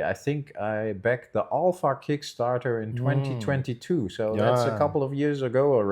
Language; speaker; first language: English; non-native, fluent; German